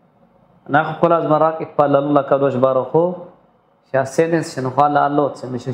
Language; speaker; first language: Hebrew; non-native, fluent; Amharic